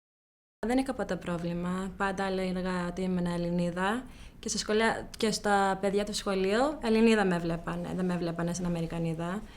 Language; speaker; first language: Greek; early bilingual, heritage; Greek